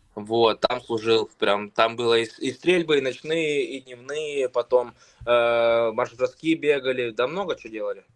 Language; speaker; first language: Russian; native; Russian